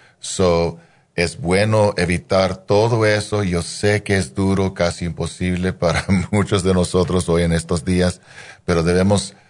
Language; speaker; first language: Spanish; non-native, fluent; English